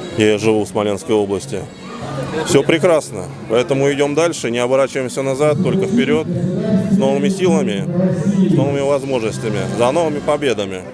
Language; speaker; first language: Russian; native; Russian